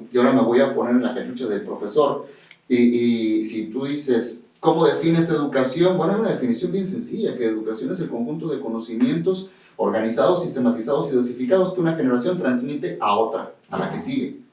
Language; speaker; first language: Spanish; native; Spanish